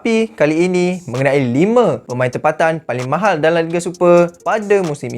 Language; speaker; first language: Malay; native; Malay